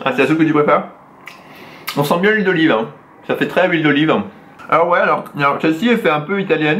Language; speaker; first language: French; native; French